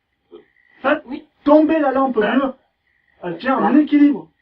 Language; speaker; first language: French; native; French